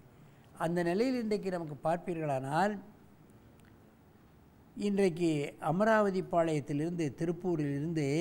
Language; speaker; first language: Tamil; native; Tamil